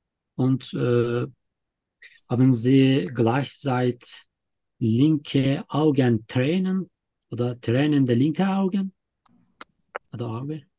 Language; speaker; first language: German; non-native, learner; Turkish